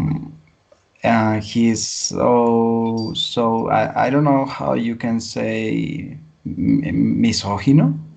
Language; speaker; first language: English; non-native, learner; Spanish